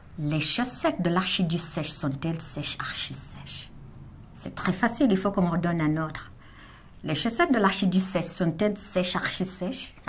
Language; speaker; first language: French; non-native, fluent; Ganda